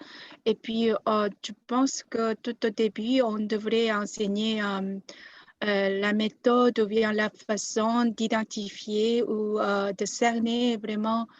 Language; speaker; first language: French; non-native, fluent; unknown